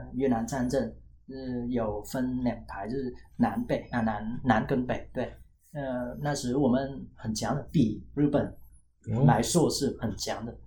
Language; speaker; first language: Chinese; non-native, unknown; Vietnamese